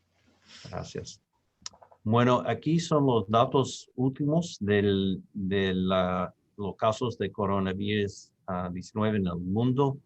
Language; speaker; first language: Spanish; non-native, fluent; English